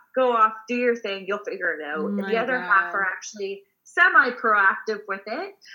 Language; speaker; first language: English; native; English